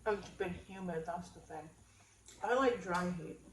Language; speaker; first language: English; native; English